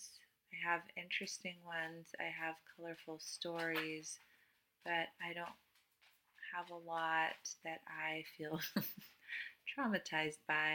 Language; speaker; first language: English; non-native, fluent; Romanian